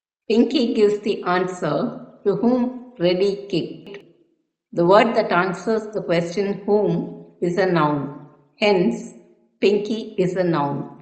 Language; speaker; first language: English; non-native, local second language; Tamil